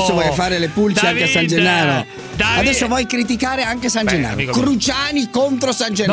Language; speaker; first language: Italian; native; Italian